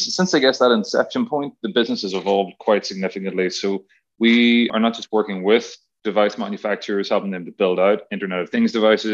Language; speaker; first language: English; native; English